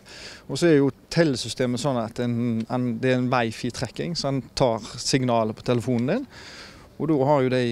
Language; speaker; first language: Norwegian; native; Norwegian